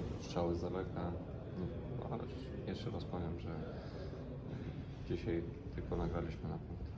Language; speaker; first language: Polish; non-native, fluent; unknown